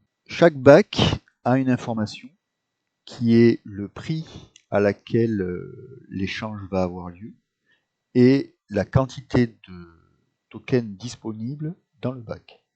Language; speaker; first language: French; native; French